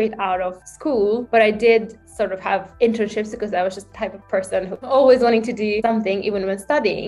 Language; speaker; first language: English; non-native, fluent; Hungarian